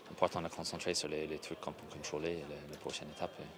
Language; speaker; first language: French; non-native, fluent; English